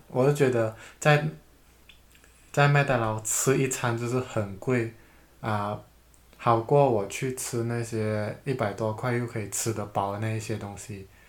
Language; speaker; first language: Chinese; native; Chinese